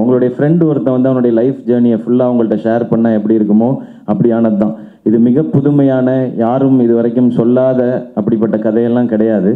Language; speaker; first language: Tamil; native; Tamil